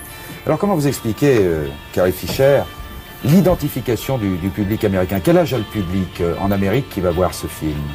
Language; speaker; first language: French; native; French